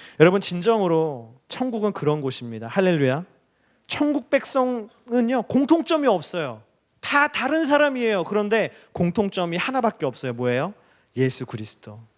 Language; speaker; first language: Korean; native; Korean